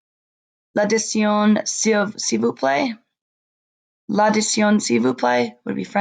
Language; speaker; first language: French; non-native, learner; English